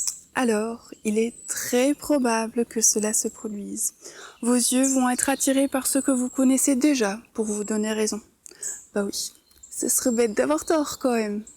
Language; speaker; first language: French; native; French